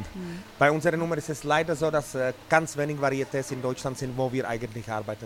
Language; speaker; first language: German; non-native, fluent; Czech